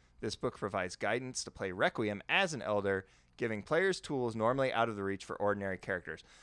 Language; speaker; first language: English; native; English